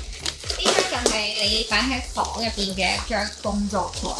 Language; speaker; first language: Cantonese; native; Cantonese